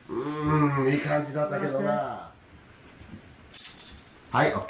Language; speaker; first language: Japanese; native; Japanese